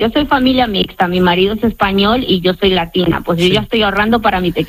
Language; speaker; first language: Spanish; native; Spanish